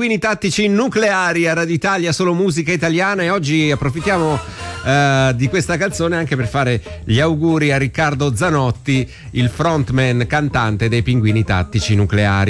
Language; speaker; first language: Italian; native; Italian